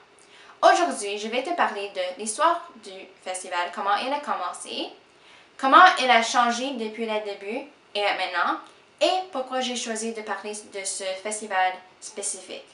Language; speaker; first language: French; non-native, local second language; English